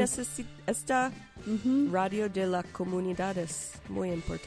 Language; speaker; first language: Spanish; non-native, fluent; English